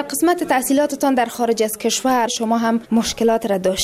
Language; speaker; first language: Persian; native; Persian